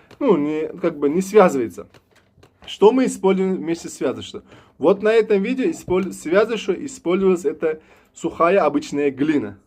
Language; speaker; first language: Russian; non-native, local second language; Uzbek